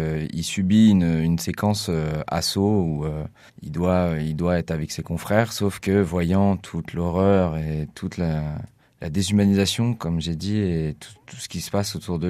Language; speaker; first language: French; native; French